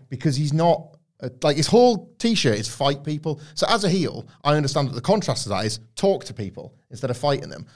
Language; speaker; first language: English; native; English